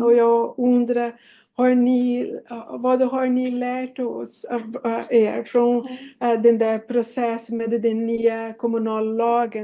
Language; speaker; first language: Swedish; non-native, fluent; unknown